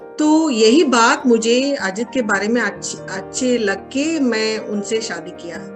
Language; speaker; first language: Hindi; non-native, local second language; Kannada